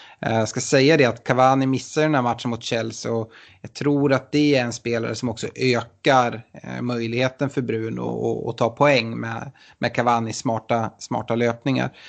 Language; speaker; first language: Swedish; native; Swedish